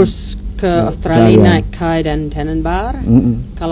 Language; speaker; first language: Indonesian; non-native, learner; English